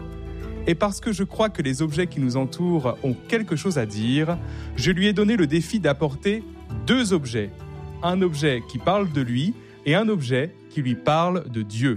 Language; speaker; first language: French; native; French